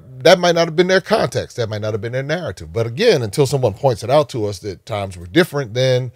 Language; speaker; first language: English; native; English